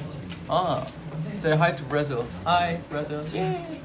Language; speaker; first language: English; non-native, learner; German